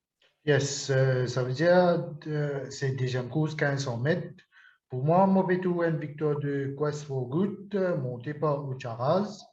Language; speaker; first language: French; non-native, local second language; Morisyen